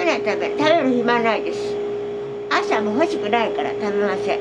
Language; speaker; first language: Japanese; native; Japanese